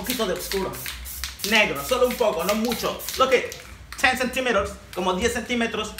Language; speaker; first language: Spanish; native; Spanish